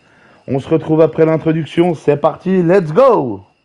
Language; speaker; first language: French; native; French